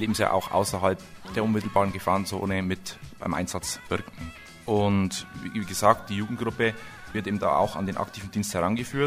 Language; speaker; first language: German; native; German